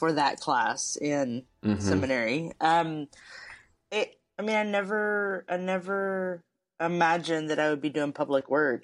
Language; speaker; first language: English; native; English